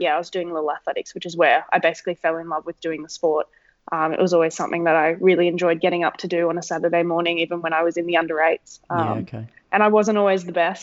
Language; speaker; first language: English; native; English